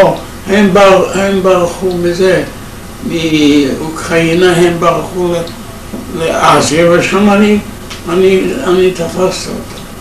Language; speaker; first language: Hebrew; non-native, fluent; Yiddish